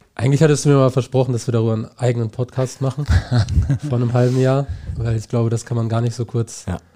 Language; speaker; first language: German; native; German